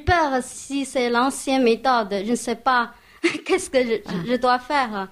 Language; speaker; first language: French; non-native, learner; Chinese